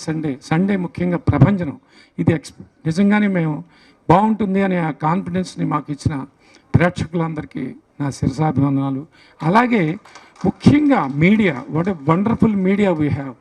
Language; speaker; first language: Telugu; native; Telugu